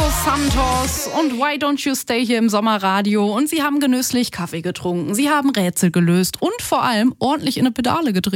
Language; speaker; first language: German; native; German